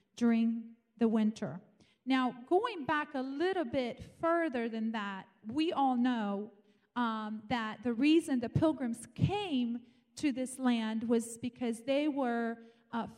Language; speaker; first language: English; non-native, fluent; Romanian